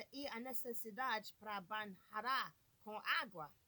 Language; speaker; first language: Portuguese; non-native, learner; English